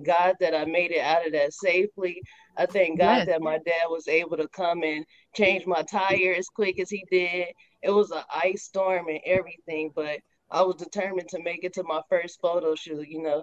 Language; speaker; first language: English; native; English